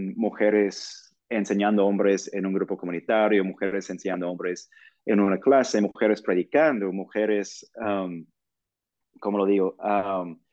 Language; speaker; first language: Spanish; non-native, fluent; English